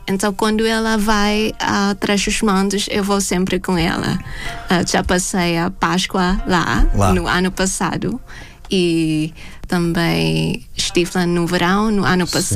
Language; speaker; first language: Portuguese; non-native, fluent; Thai